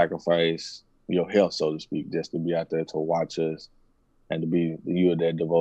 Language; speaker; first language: English; native; English